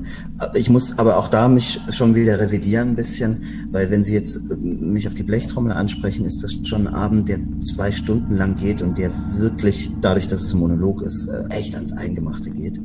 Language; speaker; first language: German; native; German